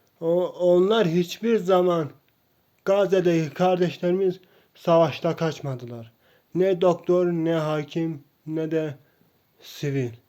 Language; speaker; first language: Turkish; non-native, local second language; Kurdish